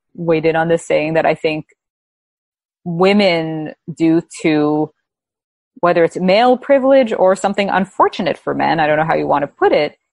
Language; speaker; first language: English; native; English